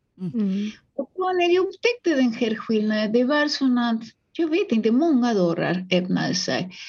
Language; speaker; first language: Swedish; non-native, fluent; Spanish